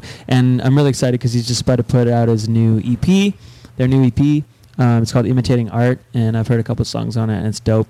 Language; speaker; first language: English; native; English